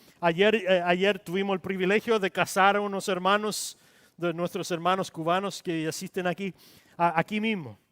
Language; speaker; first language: Spanish; non-native, local second language; English